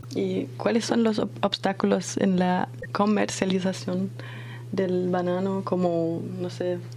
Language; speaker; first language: Spanish; non-native, fluent; German